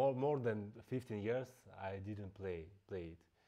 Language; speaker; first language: English; non-native, fluent; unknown